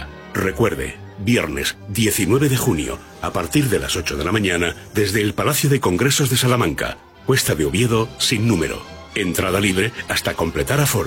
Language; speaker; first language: Spanish; native; Spanish